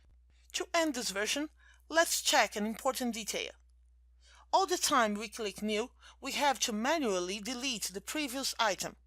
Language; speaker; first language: English; non-native, fluent; Portuguese